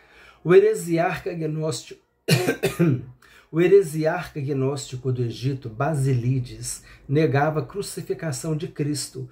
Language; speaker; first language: Portuguese; native; Portuguese